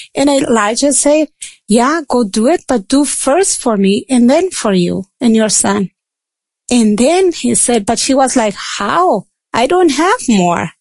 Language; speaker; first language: English; non-native, fluent; Spanish